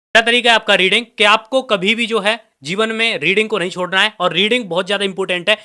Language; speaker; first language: Hindi; native; Hindi